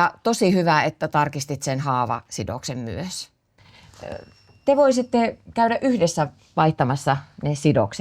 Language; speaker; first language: Finnish; native; Finnish